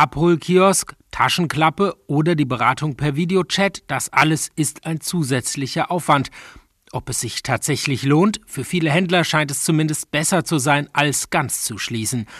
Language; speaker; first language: German; native; German